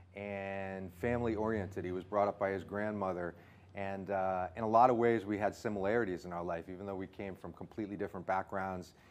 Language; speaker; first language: English; native; English